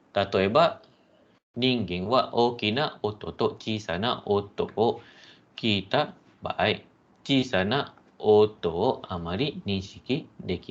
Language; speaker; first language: Japanese; non-native, fluent; Malay